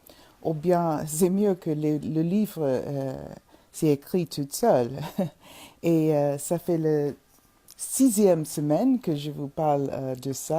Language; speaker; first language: French; non-native, fluent; English